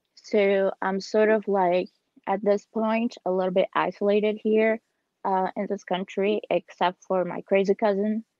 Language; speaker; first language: English; non-native, fluent; Portuguese